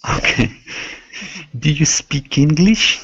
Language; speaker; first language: English; non-native, learner; Arabic